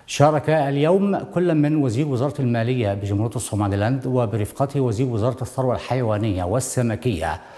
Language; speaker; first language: Arabic; non-native, local second language; Somali